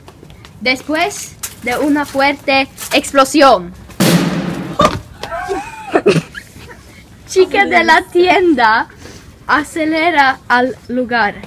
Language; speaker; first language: Spanish; non-native, learner; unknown